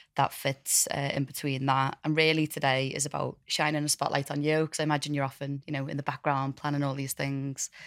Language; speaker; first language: English; native; English